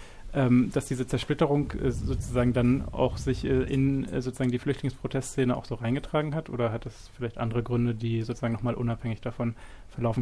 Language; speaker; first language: German; native; German